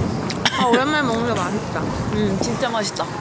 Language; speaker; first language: Korean; native; Korean